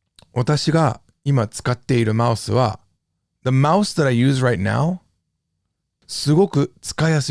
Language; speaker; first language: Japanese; non-native, fluent; English